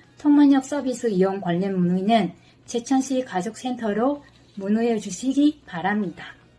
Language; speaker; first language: Korean; non-native, fluent; Vietnamese